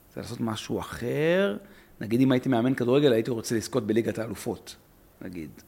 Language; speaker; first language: Hebrew; native; Hebrew